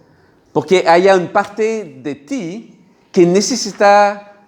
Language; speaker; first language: Spanish; non-native, learner; French